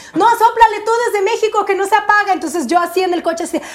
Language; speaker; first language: Spanish; non-native, fluent; Russian